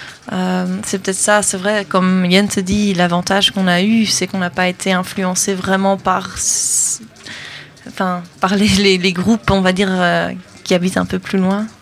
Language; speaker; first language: French; non-native, local second language; Dutch